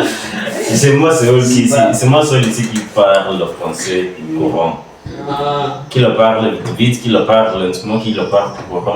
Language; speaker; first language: French; non-native, learner; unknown